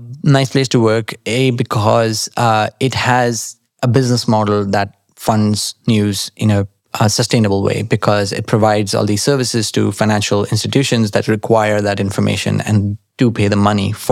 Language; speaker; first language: English; non-native, local second language; Marathi